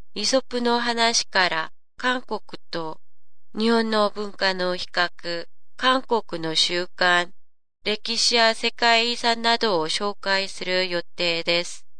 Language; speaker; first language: Japanese; non-native, fluent; Korean